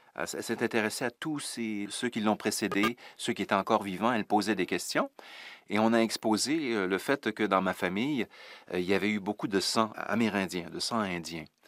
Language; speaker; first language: French; native; French